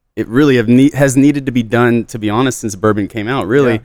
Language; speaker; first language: English; native; English